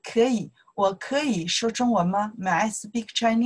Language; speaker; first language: Chinese; non-native, learner; English